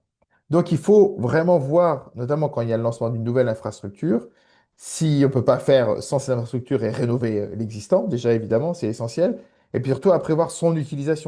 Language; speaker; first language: French; native; French